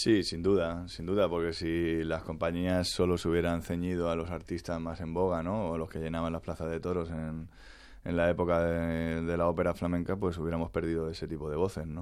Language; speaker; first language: Spanish; native; Spanish